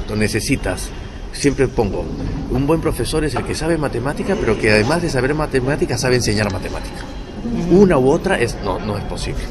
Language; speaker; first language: Spanish; native; Spanish